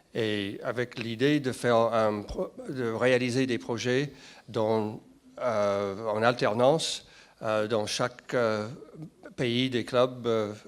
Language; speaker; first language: French; non-native, fluent; English